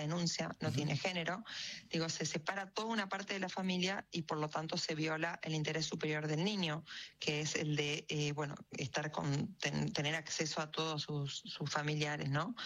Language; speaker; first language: Spanish; native; Spanish